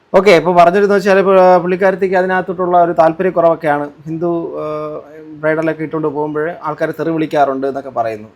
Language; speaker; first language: Malayalam; native; Malayalam